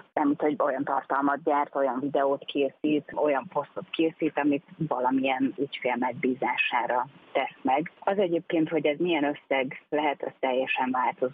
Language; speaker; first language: Hungarian; native; Hungarian